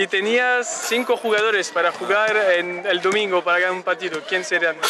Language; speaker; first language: Spanish; non-native, learner; French